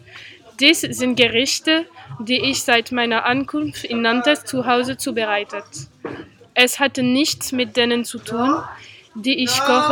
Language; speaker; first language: German; non-native, learner; French